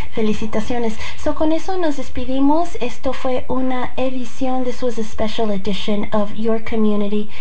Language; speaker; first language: Spanish; early bilingual, heritage; Spanish